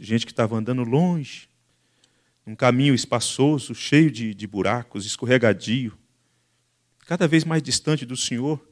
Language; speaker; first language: Portuguese; native; Portuguese